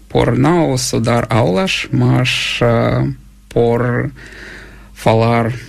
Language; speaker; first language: Portuguese; non-native, learner; Ukrainian